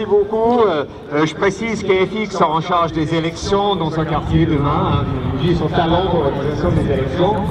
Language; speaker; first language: French; native; French